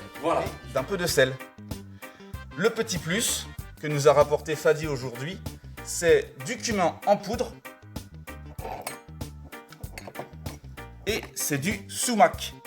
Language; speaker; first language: French; native; French